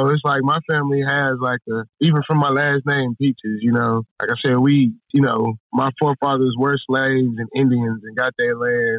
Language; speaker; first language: English; native; English